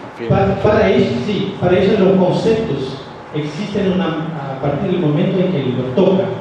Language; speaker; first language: Spanish; non-native, fluent; Portuguese